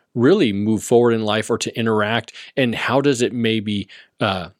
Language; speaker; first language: English; native; English